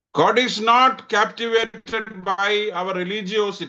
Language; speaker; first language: English; non-native, local second language; Malayalam